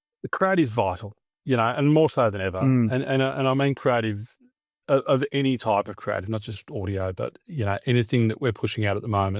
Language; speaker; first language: English; native; English